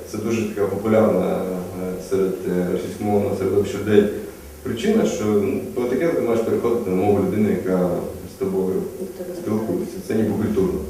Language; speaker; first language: Ukrainian; native; Ukrainian